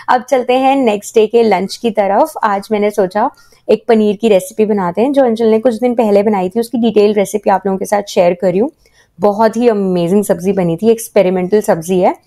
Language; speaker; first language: Hindi; native; Hindi